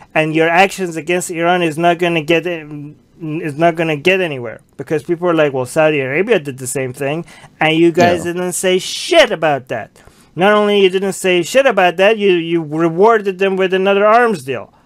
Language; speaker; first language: English; native; English